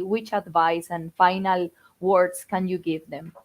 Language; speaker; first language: English; non-native, fluent; Spanish